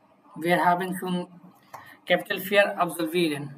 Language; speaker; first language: German; non-native, learner; Bangla